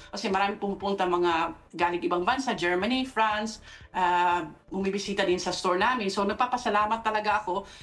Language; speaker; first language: Filipino; non-native, fluent; Dutch